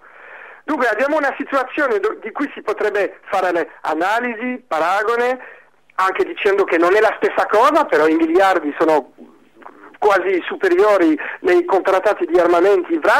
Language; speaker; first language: Italian; non-native, fluent; French